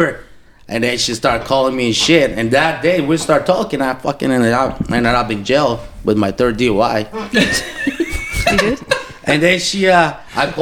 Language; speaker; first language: English; non-native, fluent; Spanish